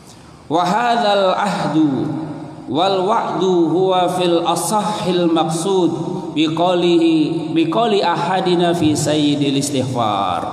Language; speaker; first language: Arabic; non-native, fluent; Indonesian